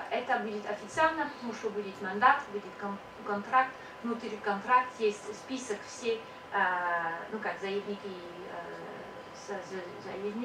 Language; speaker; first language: Russian; non-native, fluent; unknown